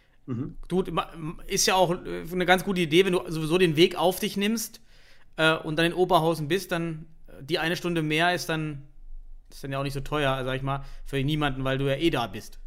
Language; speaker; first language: German; native; German